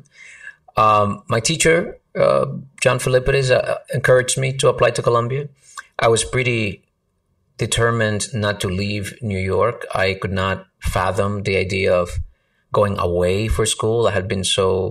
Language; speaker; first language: English; early bilingual, other home language; Spanish